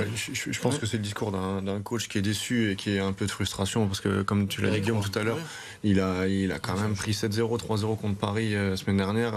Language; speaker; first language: French; native; French